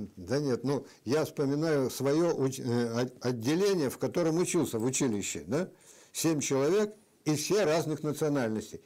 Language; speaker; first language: Russian; native; Russian